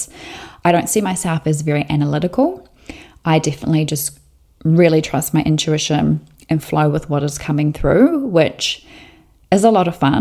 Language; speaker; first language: English; native; English